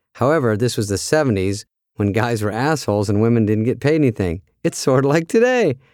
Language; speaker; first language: English; native; English